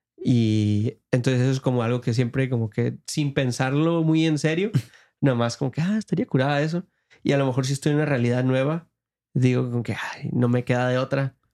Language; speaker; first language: Spanish; early bilingual, heritage; Spanish